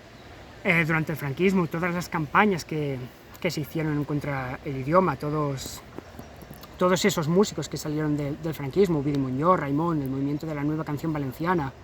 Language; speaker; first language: Spanish; native; Spanish